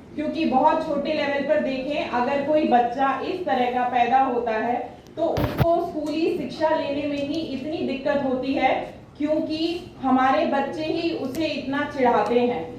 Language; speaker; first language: Hindi; native; Hindi